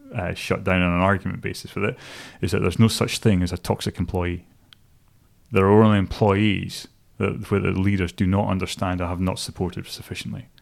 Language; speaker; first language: English; native; English